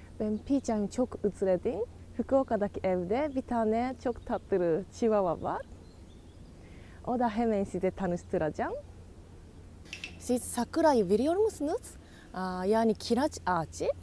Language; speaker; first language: Turkish; non-native, learner; Japanese